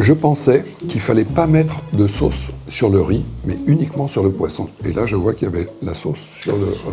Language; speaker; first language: French; native; French